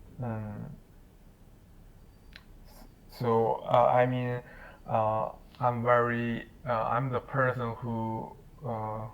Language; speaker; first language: English; non-native, learner; Chinese